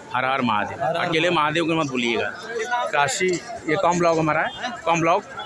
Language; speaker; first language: Hindi; native; Hindi